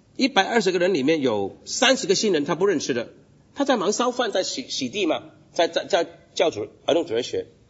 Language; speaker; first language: Chinese; non-native, local second language; Cantonese